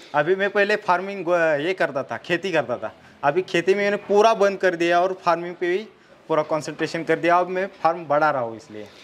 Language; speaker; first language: Hindi; non-native, local second language; Marathi